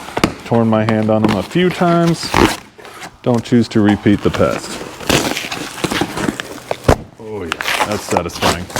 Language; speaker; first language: English; native; English